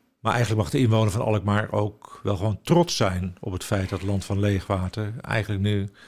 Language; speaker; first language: Dutch; native; Dutch